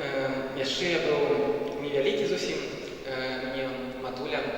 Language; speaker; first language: Belarusian; native; Belarusian